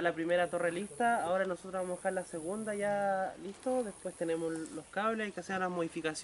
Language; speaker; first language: Spanish; native; Spanish